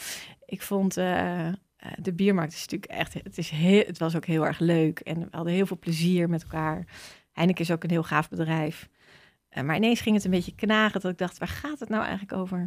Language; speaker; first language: Dutch; native; Dutch